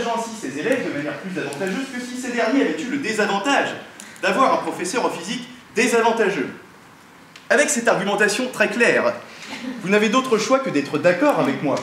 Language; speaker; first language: French; native; French